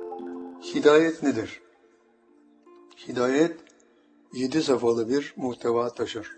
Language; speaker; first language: Turkish; native; Turkish